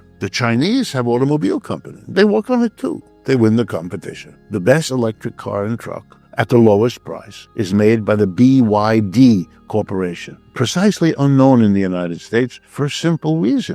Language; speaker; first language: English; native; English